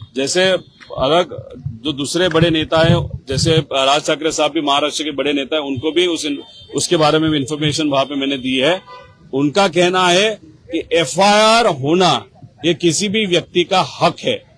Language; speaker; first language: Hindi; non-native, local second language; Marathi